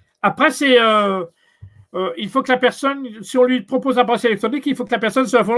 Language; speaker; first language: French; native; French